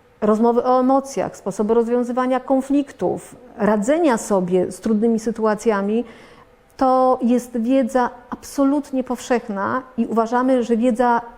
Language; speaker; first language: Polish; native; Polish